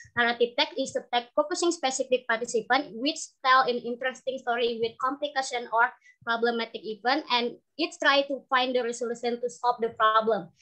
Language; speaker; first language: English; non-native, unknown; Indonesian